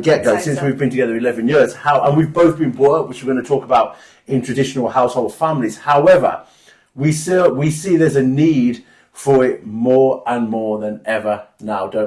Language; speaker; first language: English; native; English